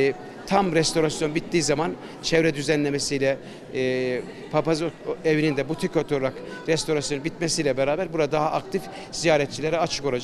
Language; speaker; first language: Turkish; native; Turkish